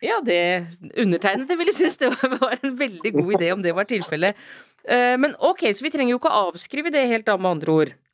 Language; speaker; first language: Norwegian; native; Norwegian